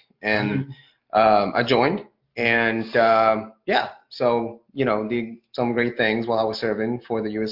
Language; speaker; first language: English; non-native, fluent; Spanish